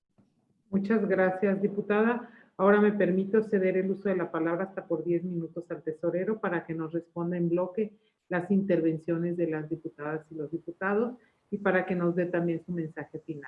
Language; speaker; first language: Spanish; native; Spanish